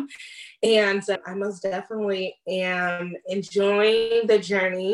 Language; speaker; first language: English; native; English